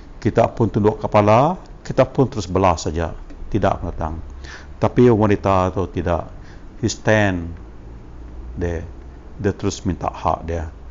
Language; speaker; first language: Malay; non-native, local second language; Iban